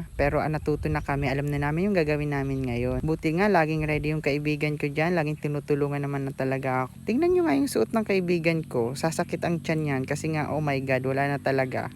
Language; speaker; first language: Filipino; non-native, local second language; Bikol